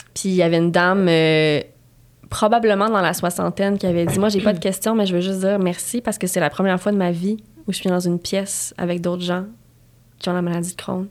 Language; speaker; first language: French; native; French